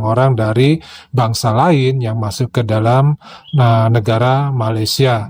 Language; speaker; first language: Indonesian; native; Indonesian